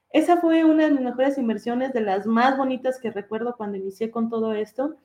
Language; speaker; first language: Spanish; native; Spanish